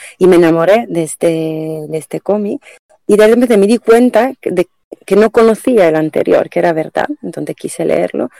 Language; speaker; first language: Spanish; non-native, fluent; Italian